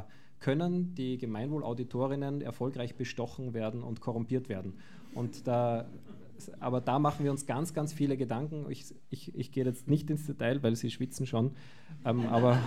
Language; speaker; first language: German; native; German